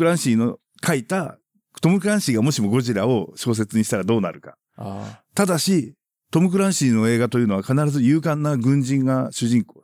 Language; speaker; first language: Japanese; native; Japanese